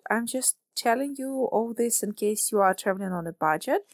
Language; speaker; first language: English; non-native, fluent; Russian